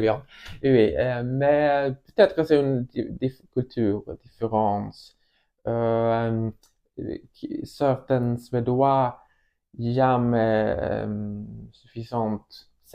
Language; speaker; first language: French; non-native, learner; Swedish